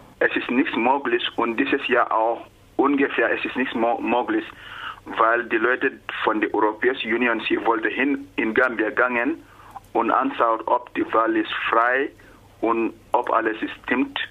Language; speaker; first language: German; non-native, learner; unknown